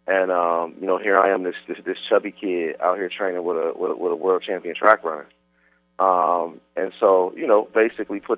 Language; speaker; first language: English; native; English